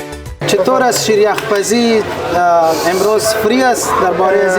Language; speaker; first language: Persian; non-native, local second language; Pashto